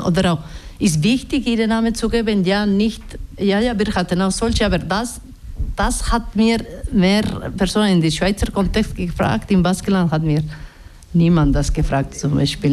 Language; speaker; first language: German; non-native, learner; Basque